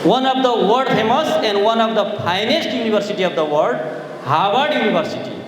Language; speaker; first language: English; non-native, local second language; Nepali